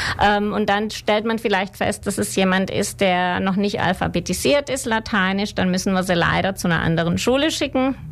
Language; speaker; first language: German; native; German